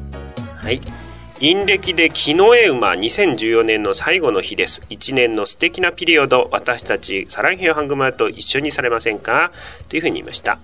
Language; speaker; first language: Japanese; native; Japanese